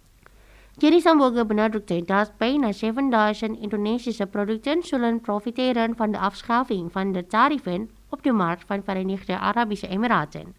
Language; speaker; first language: Dutch; non-native, fluent; Indonesian